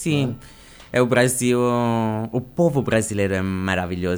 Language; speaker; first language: Portuguese; non-native, fluent; Italian